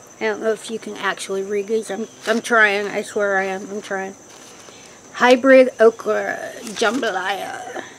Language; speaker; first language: English; native; English